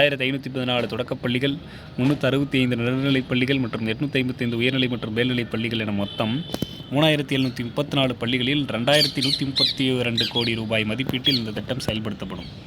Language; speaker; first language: Tamil; native; Tamil